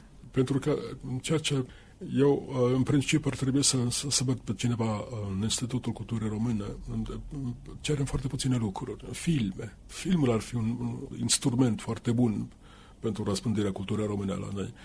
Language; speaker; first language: Romanian; non-native, fluent; Finnish